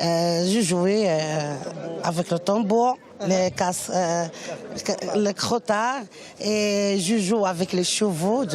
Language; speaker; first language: French; non-native, learner; Arabic